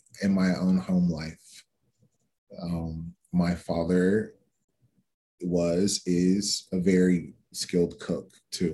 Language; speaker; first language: English; native; English